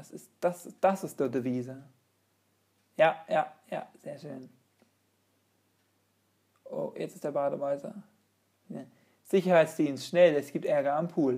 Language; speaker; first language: German; native; German